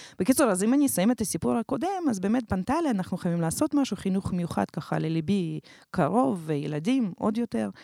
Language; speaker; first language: Hebrew; non-native, fluent; Russian